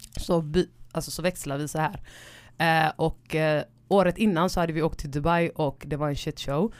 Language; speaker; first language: Swedish; early bilingual, other home language; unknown